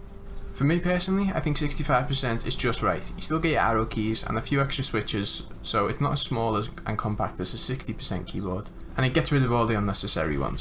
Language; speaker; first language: English; native; English